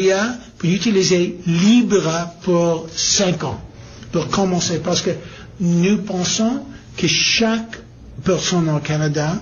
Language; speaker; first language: French; non-native, learner; English